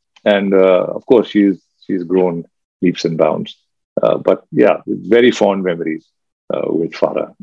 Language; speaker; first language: English; non-native, local second language; Urdu